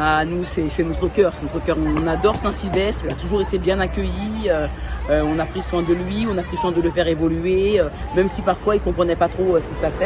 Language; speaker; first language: French; native; French